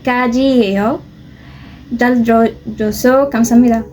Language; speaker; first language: Korean; non-native, learner; Arabic